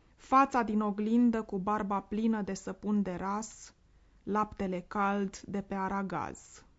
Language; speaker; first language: Romanian; native; Romanian